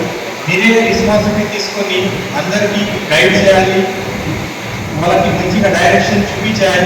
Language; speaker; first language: Telugu; non-native, fluent; Marathi